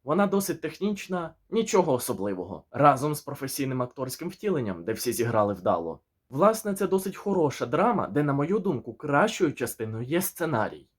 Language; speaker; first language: Ukrainian; native; Ukrainian